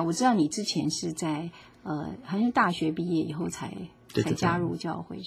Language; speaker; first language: Chinese; native; Chinese